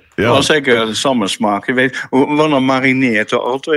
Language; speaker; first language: Norwegian; non-native, fluent; Dutch